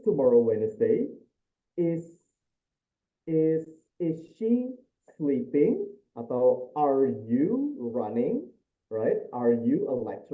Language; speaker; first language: English; non-native, fluent; Indonesian